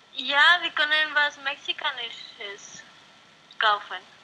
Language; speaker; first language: German; non-native, learner; Spanish